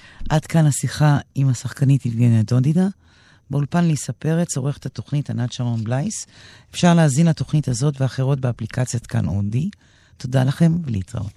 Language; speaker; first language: Hebrew; native; Hebrew